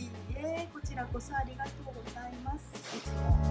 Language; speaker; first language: Japanese; native; Japanese